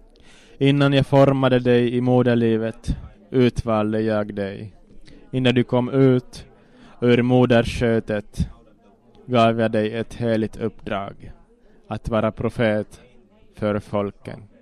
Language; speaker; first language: Swedish; non-native, local second language; Finnish